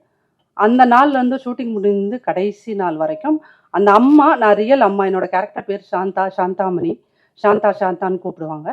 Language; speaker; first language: Tamil; native; Tamil